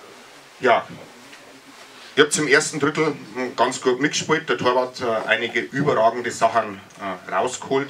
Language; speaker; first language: German; native; German